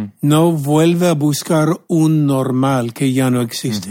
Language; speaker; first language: Spanish; non-native, fluent; English